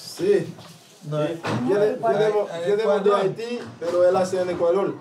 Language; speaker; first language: Spanish; non-native, learner; Haitian Creole